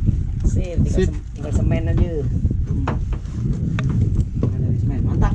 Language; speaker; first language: Malay; native; Malay